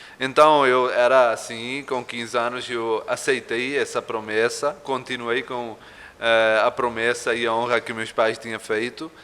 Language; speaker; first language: Portuguese; non-native, fluent; Urdu